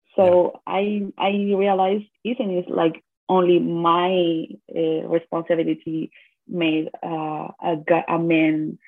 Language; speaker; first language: English; non-native, learner; Spanish